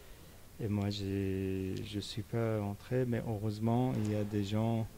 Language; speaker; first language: French; non-native, fluent; Persian